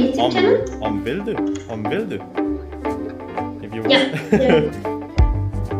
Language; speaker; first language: English; non-native, fluent; Indonesian